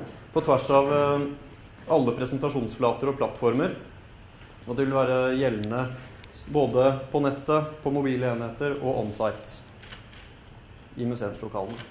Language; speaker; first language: Norwegian; native; Norwegian